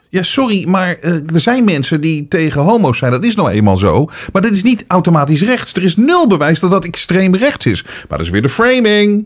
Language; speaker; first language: Dutch; native; Dutch